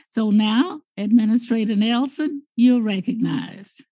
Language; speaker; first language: English; native; English